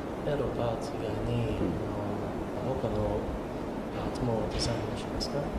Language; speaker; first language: Japanese; non-native, fluent; English